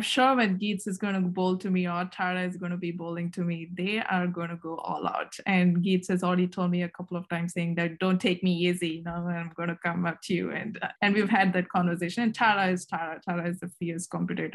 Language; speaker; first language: English; non-native, local second language; Kannada